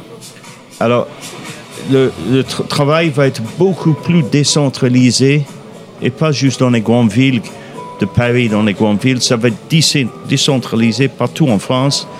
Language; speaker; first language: French; non-native, fluent; English